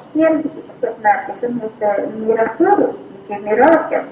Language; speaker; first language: Swedish; non-native, fluent; Thai